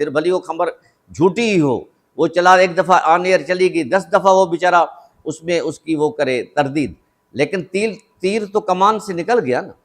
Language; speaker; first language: Urdu; non-native, local second language; Sindhi